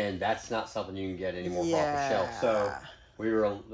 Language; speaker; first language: English; native; English